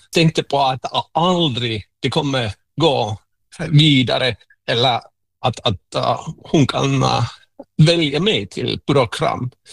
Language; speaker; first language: Swedish; non-native, local second language; Finnish